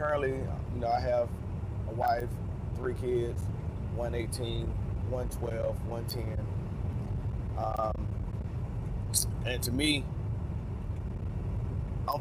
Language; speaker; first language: English; native; English